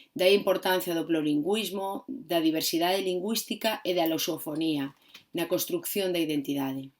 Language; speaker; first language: Galician; non-native, local second language; Spanish